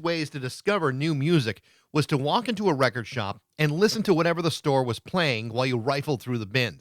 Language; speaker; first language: English; native; English